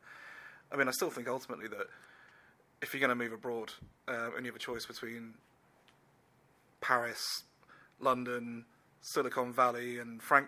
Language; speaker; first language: English; native; English